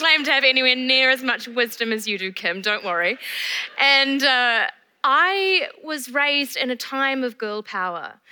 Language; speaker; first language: English; native; English